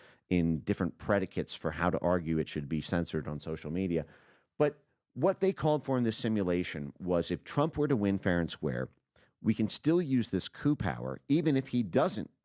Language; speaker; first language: English; native; English